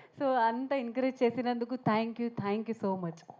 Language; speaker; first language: Telugu; non-native, learner; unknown